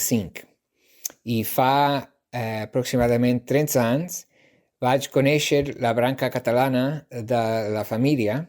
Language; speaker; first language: Catalan; non-native, learner; English